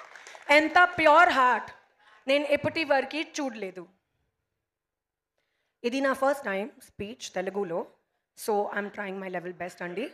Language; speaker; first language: Telugu; non-native, learner; Hindi